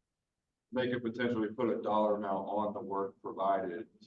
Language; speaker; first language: English; native; English